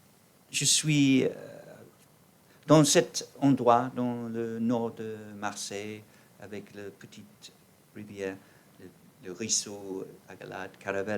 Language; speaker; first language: French; non-native, learner; English